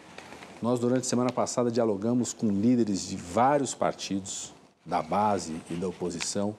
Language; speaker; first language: Portuguese; native; Portuguese